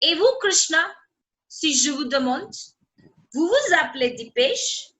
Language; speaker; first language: French; non-native, fluent; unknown